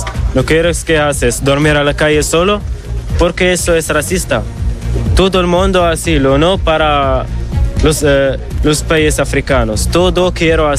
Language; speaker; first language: Spanish; non-native, learner; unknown